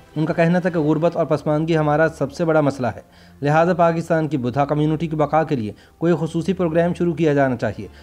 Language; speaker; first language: Urdu; native; Urdu